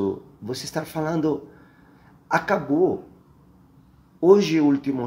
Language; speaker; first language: Portuguese; non-native, fluent; Spanish